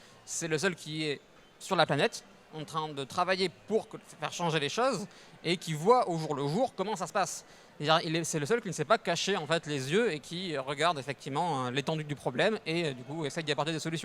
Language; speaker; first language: French; native; French